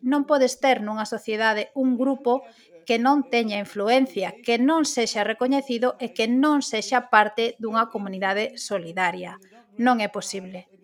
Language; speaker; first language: Galician; native; Galician